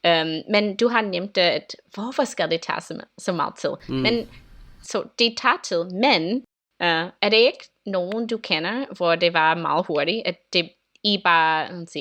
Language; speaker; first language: Danish; non-native, learner; English